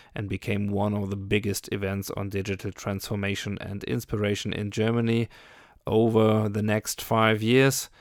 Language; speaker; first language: English; non-native, fluent; German